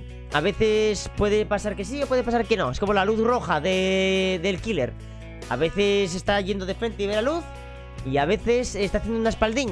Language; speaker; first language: Spanish; native; Spanish